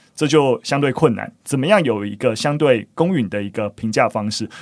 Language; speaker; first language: Chinese; native; Chinese